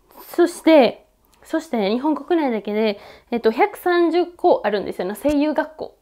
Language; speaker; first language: Japanese; non-native, fluent; Spanish